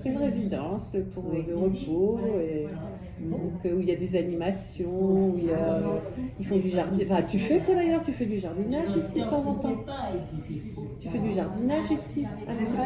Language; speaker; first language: French; native; French